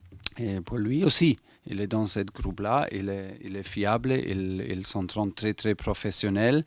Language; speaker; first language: French; non-native, fluent; German